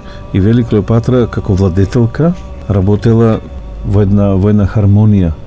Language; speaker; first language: Macedonian; native; Macedonian